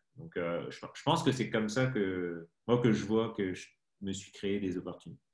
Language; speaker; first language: French; native; French